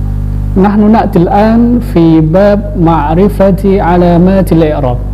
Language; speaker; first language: Arabic; non-native, fluent; Indonesian